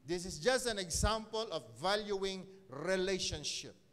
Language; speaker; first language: English; non-native, local second language; Filipino